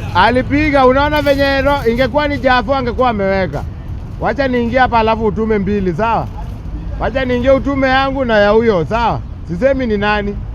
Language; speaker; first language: Swahili; native; Swahili